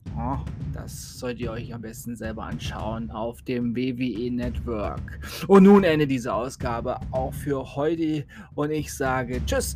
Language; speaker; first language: German; native; German